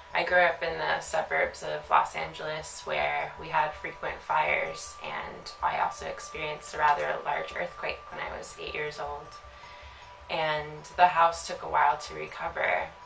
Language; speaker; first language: English; native; English